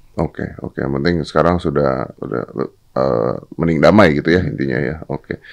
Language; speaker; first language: Indonesian; native; Indonesian